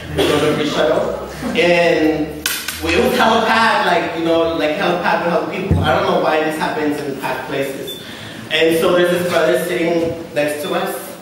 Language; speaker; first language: English; early bilingual, other home language; Spanish